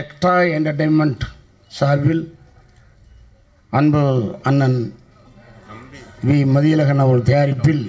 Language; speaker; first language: Tamil; native; Tamil